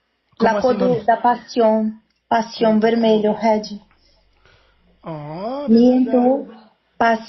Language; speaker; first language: Spanish; non-native, learner; Portuguese